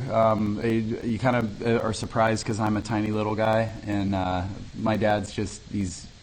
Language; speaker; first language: English; native; English